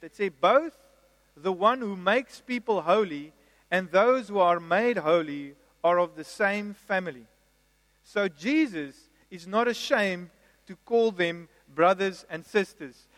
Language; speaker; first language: English; non-native, local second language; Afrikaans